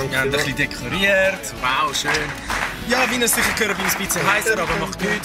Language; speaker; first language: German; native; German